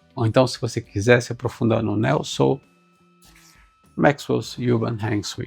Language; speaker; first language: Portuguese; native; Portuguese